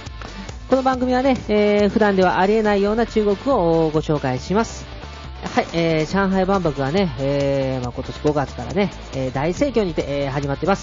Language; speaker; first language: Japanese; native; Japanese